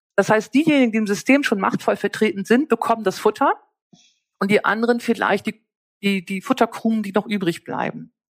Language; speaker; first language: German; native; German